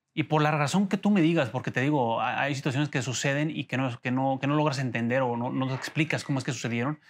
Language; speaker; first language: Spanish; native; Spanish